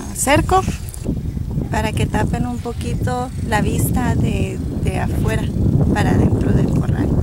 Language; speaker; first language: Spanish; early bilingual, heritage; Spanish